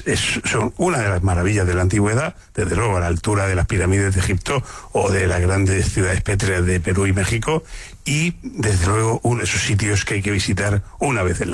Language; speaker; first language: Spanish; native; Spanish